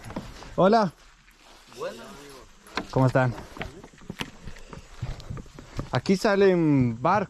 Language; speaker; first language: Spanish; non-native, learner; Danish